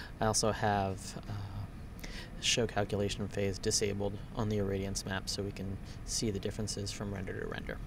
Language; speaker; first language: English; native; English